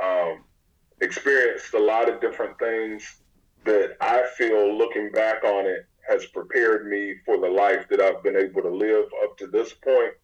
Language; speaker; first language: English; native; English